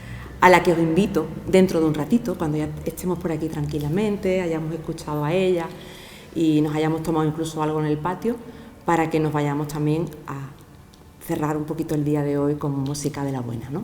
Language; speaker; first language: Spanish; native; Spanish